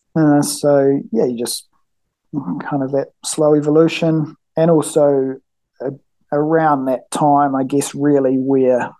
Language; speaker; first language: English; native; English